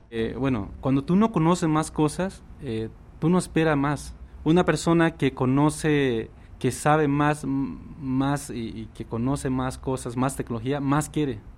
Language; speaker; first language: Spanish; non-native, local second language; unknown